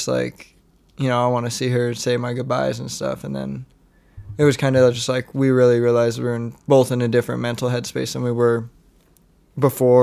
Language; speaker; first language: English; native; English